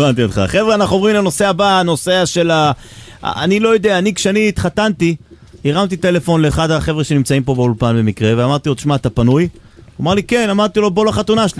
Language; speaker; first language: Hebrew; native; Hebrew